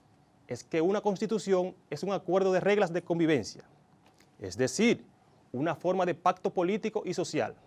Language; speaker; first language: Spanish; native; Spanish